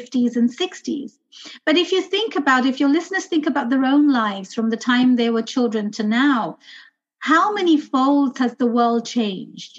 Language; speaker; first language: English; native; English